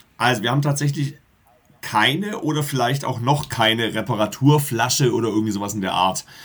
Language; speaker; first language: German; native; German